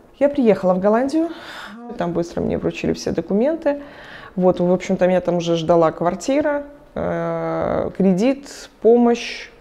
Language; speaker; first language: Russian; native; Russian